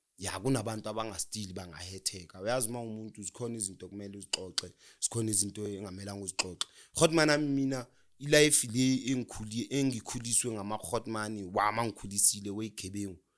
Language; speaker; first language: Zulu; non-native, local second language; Xhosa